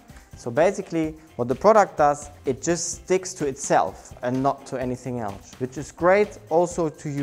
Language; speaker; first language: English; non-native, fluent; German